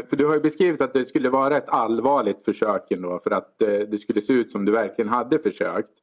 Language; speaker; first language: Swedish; native; Swedish